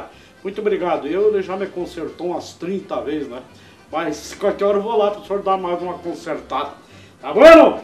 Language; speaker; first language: Portuguese; native; Portuguese